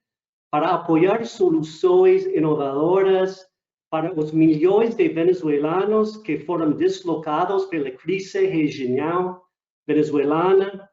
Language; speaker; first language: Portuguese; non-native, fluent; English